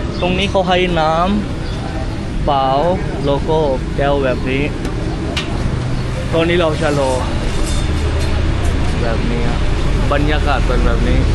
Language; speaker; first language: Thai; non-native, fluent; Urdu